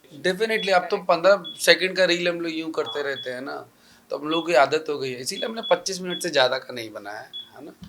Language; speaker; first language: Hindi; native; Hindi